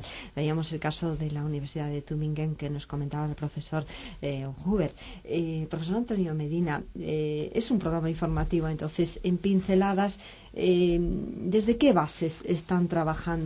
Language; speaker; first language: Spanish; native; Spanish